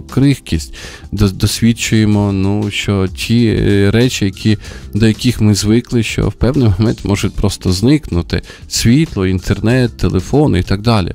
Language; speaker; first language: Ukrainian; native; Ukrainian